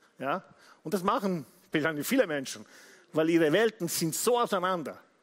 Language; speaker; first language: German; non-native, fluent; Italian